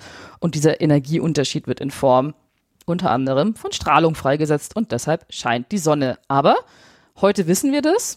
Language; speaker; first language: German; native; German